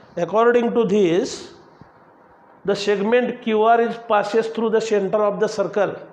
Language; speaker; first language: English; non-native, local second language; Marathi